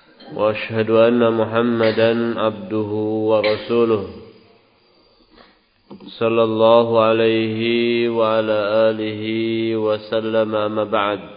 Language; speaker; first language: Arabic; non-native, fluent; Indonesian